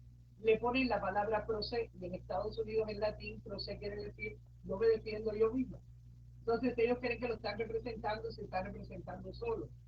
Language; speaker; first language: Spanish; native; Spanish